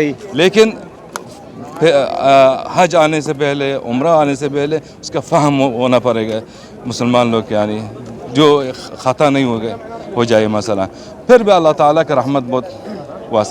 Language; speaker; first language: Hindi; non-native, learner; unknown